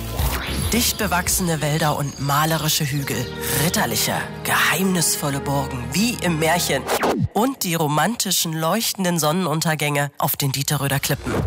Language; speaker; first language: German; native; German